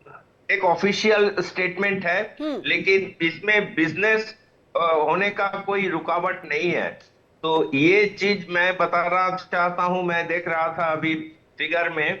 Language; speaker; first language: Hindi; non-native, local second language; Bangla